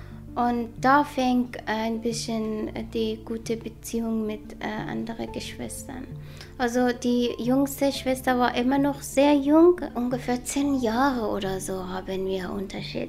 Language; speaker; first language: German; non-native, learner; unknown